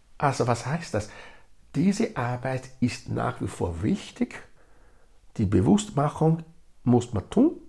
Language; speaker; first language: German; non-native, fluent; Bini